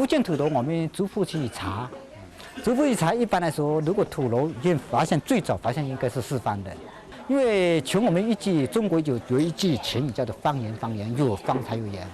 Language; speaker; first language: Chinese; native; Chinese